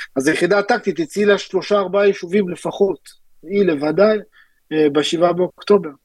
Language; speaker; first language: Hebrew; early bilingual, other home language; Russian